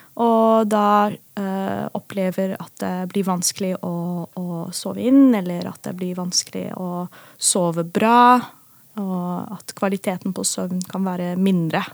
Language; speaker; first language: Norwegian; non-native, fluent; Dutch